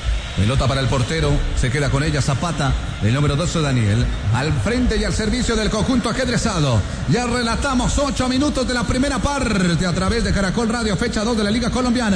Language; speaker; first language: Spanish; native; Spanish